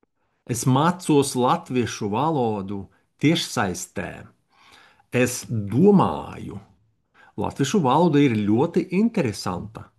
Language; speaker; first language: Latvian; non-native, learner; Russian